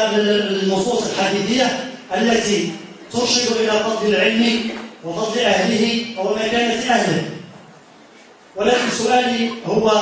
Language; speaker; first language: Arabic; native; Arabic